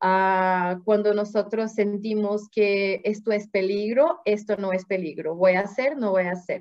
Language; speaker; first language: Spanish; non-native, fluent; Portuguese